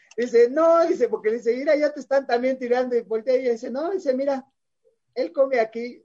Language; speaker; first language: Spanish; native; Spanish